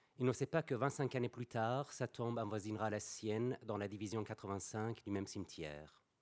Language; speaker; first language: French; non-native, fluent; Persian